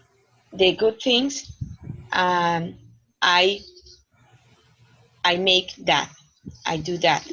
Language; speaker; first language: English; non-native, learner; Spanish